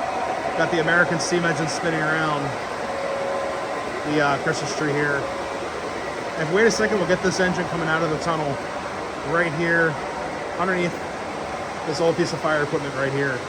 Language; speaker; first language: English; native; English